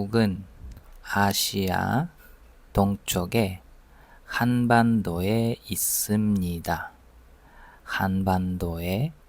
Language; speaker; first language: Korean; non-native, fluent; Russian